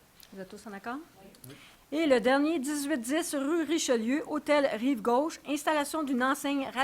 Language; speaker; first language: French; native; French